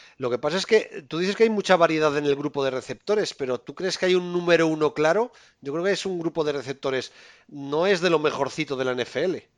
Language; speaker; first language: Spanish; native; Spanish